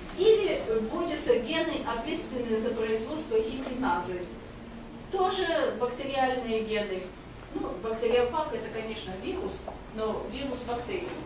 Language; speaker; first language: Russian; non-native, local second language; Georgian